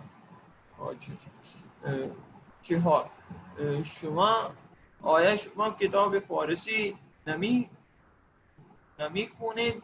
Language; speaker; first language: Persian; non-native, learner; Urdu